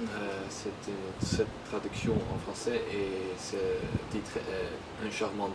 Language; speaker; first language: French; non-native, learner; Dutch